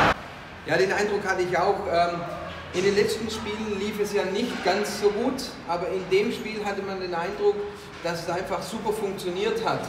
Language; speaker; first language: German; native; German